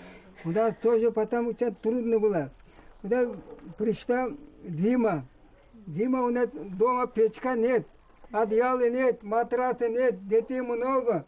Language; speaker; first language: Russian; non-native, local second language; Crimean Tatar